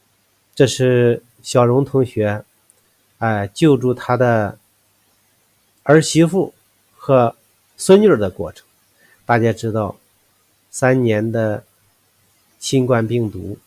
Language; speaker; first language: Chinese; native; Chinese